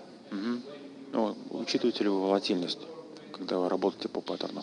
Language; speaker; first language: Russian; native; Russian